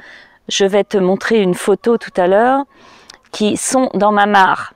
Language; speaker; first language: French; native; French